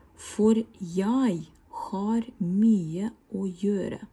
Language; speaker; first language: Norwegian; non-native, fluent; Russian